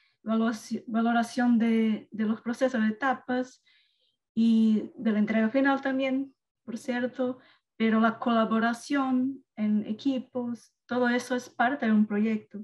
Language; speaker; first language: Spanish; non-native, learner; Portuguese